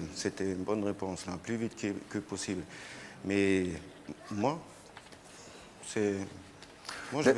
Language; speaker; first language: French; non-native, learner; German